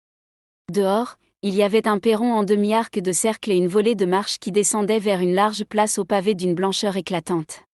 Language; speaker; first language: French; native; French